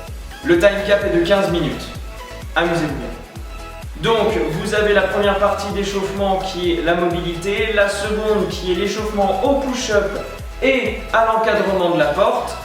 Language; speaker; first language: French; native; French